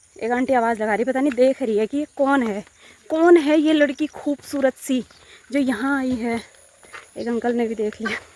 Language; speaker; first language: Hindi; non-native, local second language; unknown